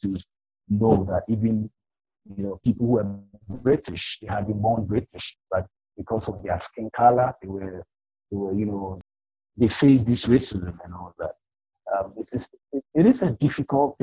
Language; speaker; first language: English; non-native, local second language; Akan